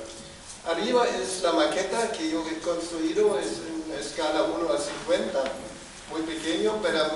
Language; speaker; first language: Spanish; non-native, fluent; German